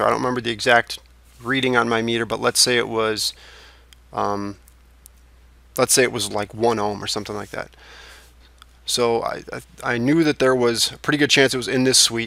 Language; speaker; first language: English; native; English